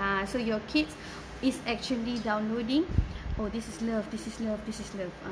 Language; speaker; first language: English; non-native, local second language; Malay